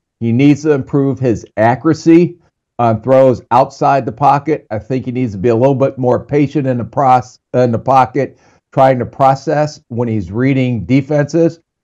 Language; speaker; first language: English; native; English